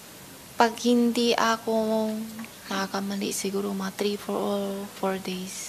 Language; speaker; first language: Filipino; non-native, learner; Chinese